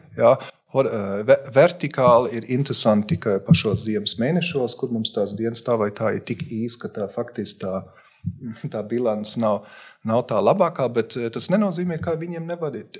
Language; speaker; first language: Latvian; non-native, local second language; Russian